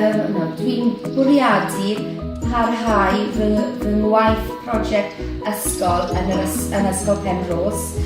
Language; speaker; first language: Welsh; non-native, learner; English